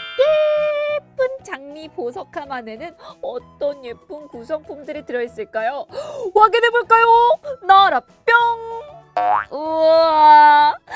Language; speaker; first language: Korean; native; Korean